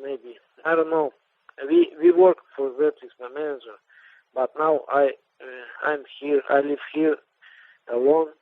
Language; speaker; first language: English; non-native, learner; Russian